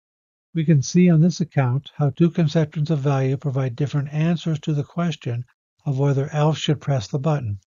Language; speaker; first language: English; native; English